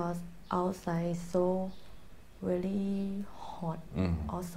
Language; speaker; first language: English; non-native, learner; Thai